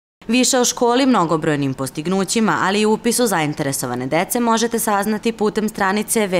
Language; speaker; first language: Serbian; native; Serbian